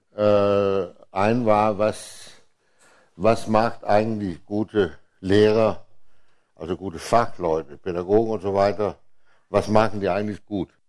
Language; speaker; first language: German; non-native, fluent; Danish